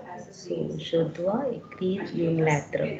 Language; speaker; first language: French; non-native, learner; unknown